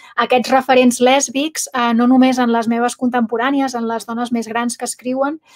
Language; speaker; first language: Catalan; non-native, local second language; Spanish